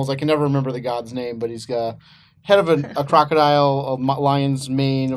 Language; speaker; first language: English; native; English